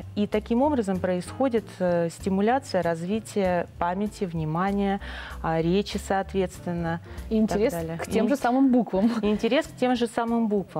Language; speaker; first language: Russian; native; Russian